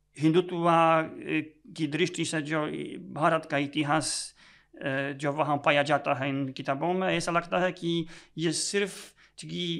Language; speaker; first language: Hindi; non-native, fluent; Polish